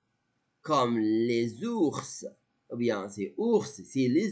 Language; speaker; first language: French; non-native, fluent; Arabic